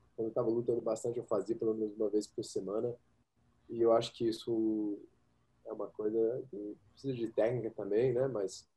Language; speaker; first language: Portuguese; early bilingual, heritage; English